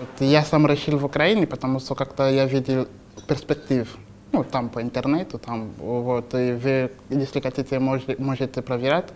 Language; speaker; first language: Russian; non-native, learner; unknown